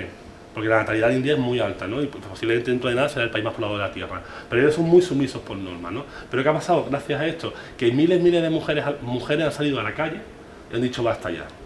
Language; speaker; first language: Spanish; native; Spanish